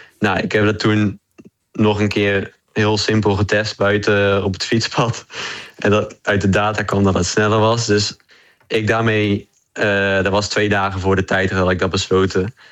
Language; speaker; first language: Dutch; native; Dutch